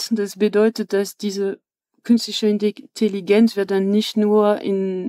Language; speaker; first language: German; non-native, fluent; French